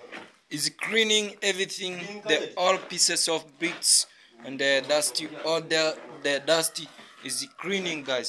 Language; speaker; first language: English; non-native, learner; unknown